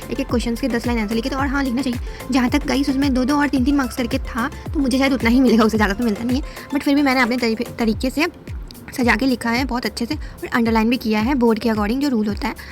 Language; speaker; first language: Hindi; native; Hindi